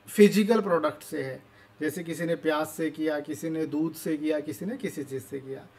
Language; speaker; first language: Hindi; native; Hindi